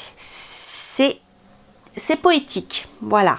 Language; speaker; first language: French; native; French